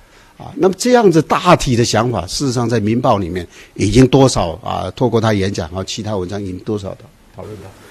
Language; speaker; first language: Chinese; native; Chinese